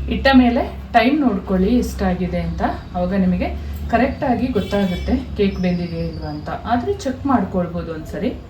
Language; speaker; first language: Kannada; native; Kannada